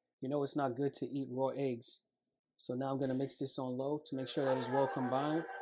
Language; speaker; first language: English; native; English